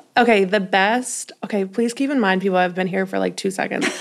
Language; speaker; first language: English; native; English